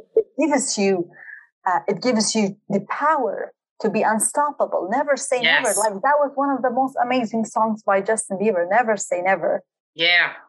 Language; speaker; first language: English; non-native, fluent; Kurdish